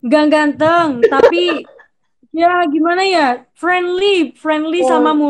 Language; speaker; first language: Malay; non-native, local second language; Javanese